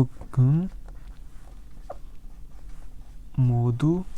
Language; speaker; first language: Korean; non-native, fluent; Urdu